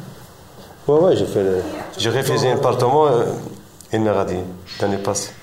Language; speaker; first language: French; non-native, learner; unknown